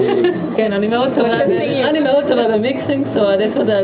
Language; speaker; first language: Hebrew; non-native, fluent; Hungarian